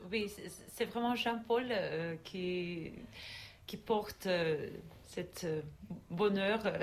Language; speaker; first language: French; non-native, learner; Russian